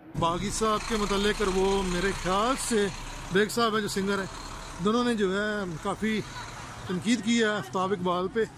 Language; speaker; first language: Urdu; non-native, fluent; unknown